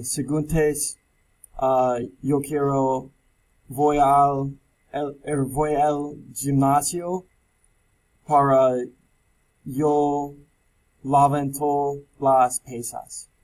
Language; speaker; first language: Spanish; non-native, learner; English